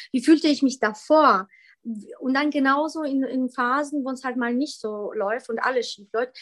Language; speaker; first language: German; early bilingual, other home language; Polish